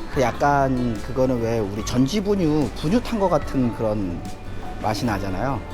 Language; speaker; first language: Korean; native; Korean